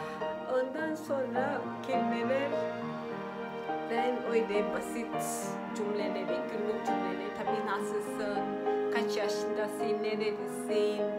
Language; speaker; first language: Turkish; non-native, fluent; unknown